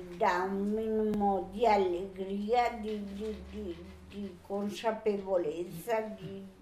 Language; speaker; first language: Italian; native; Italian